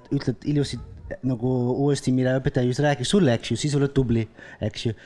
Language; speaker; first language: Estonian; non-native, fluent; Dutch